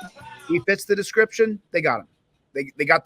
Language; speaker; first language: English; native; English